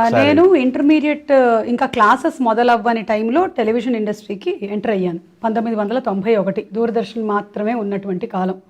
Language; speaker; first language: Telugu; non-native, local second language; Malayalam